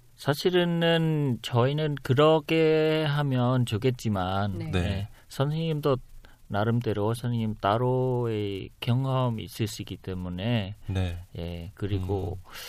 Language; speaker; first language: Korean; non-native, fluent; Vietnamese